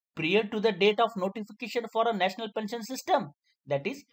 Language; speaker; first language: English; non-native, local second language; Kannada